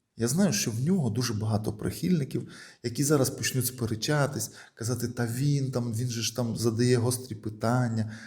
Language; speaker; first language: Ukrainian; non-native, local second language; Russian